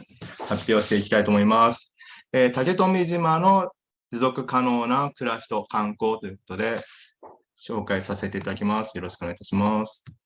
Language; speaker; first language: Japanese; native; Japanese